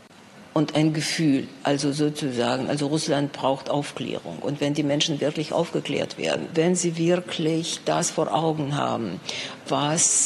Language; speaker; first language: German; non-native, fluent; Russian